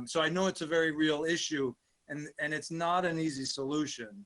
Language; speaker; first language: English; native; English